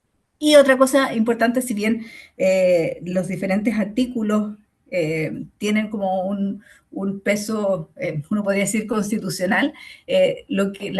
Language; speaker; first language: Spanish; native; Spanish